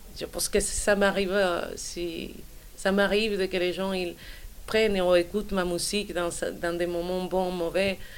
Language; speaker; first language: French; non-native, fluent; Spanish